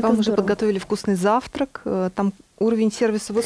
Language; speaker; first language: Russian; native; Russian